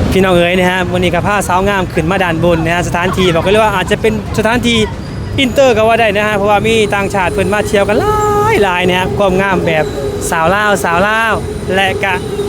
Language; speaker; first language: Thai; native; Thai